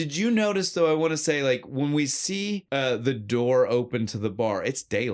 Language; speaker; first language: English; native; English